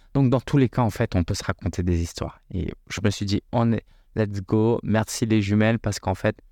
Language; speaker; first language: French; native; French